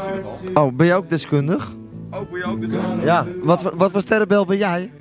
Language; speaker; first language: Dutch; native; Dutch